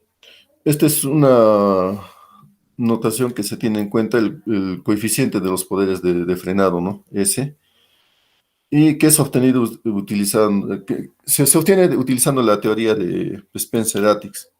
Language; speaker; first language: Spanish; native; Spanish